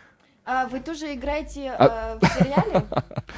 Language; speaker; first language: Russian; non-native, learner; French